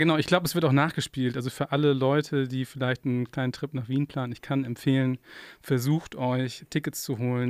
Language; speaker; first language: German; native; German